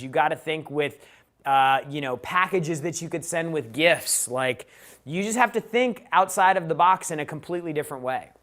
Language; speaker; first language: English; native; English